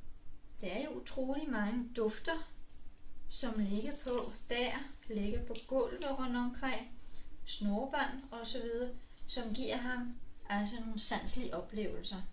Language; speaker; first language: Danish; non-native, fluent; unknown